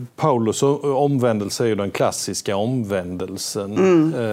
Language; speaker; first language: Swedish; native; Swedish